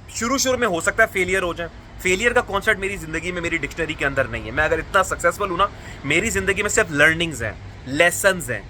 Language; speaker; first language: Urdu; native; Urdu